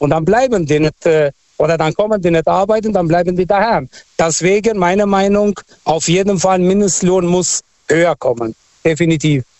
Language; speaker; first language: German; non-native, fluent; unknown